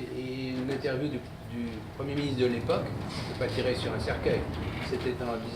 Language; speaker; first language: French; native; French